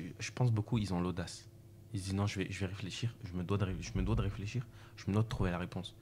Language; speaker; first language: French; native; French